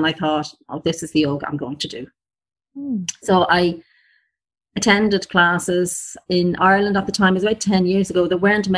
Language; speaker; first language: English; native; English